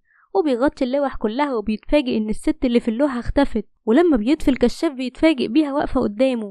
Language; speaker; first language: Arabic; native; Arabic